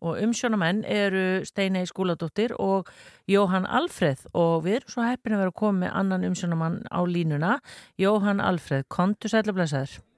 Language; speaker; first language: Icelandic; native; Icelandic